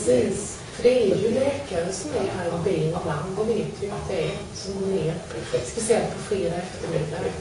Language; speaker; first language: Swedish; native; Swedish